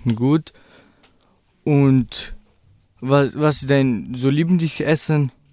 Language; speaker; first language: German; non-native, learner; Albanian